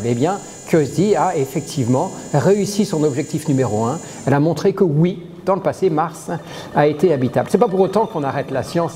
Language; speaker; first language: French; native; French